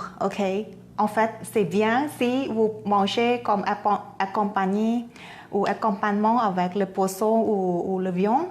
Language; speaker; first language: French; non-native, fluent; Thai